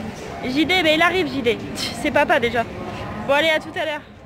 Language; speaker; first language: French; native; French